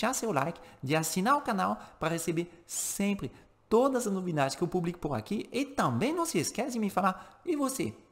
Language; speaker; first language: Portuguese; non-native, fluent; French